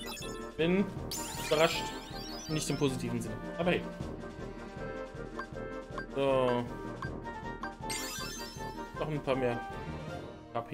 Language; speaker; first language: German; native; German